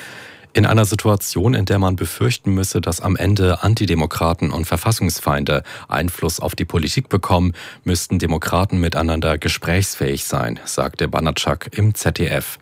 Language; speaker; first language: German; native; German